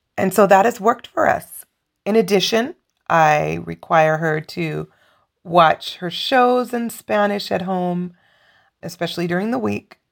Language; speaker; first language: English; native; English